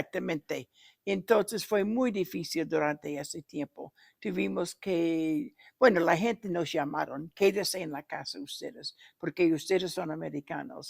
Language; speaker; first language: Spanish; non-native, fluent; English